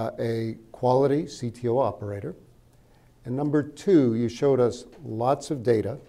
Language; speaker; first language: English; native; English